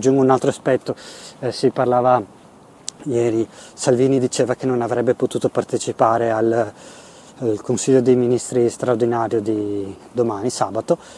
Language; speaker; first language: Italian; native; Italian